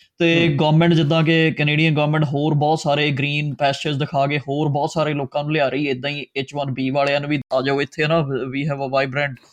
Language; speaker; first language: Punjabi; native; Punjabi